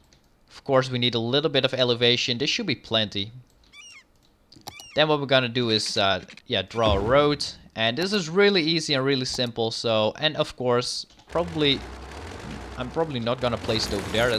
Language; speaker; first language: English; non-native, fluent; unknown